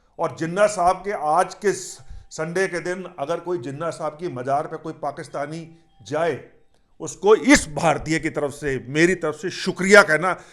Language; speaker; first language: Hindi; native; Hindi